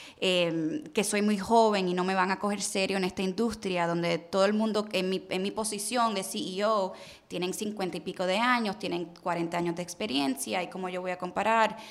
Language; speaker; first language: Spanish; early bilingual, heritage; Spanish